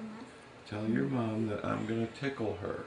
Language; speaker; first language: English; native; English